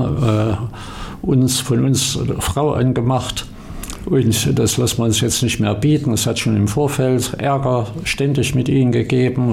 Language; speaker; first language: German; native; German